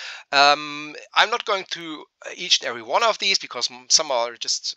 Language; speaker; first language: English; non-native, fluent; German